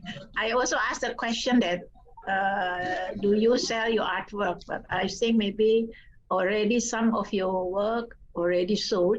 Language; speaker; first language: English; non-native, learner; Indonesian